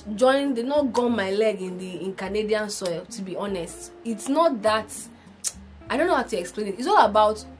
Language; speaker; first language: English; non-native, local second language; Igbo